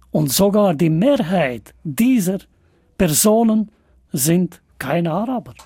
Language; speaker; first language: German; non-native, fluent; Albanian